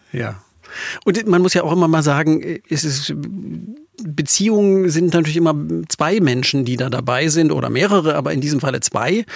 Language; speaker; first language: German; native; German